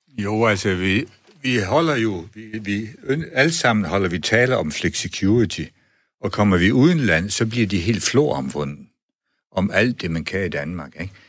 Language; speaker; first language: Danish; native; Danish